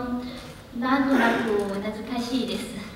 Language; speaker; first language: Japanese; non-native, learner; Chinese